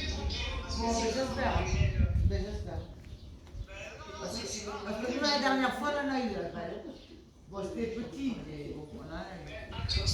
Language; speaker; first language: French; native; French